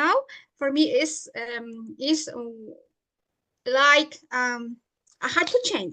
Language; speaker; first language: English; non-native, learner; Italian